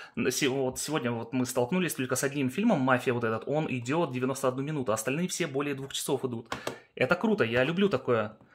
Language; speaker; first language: Russian; early bilingual, heritage; Russian